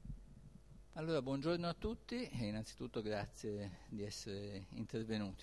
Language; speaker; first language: Italian; native; Italian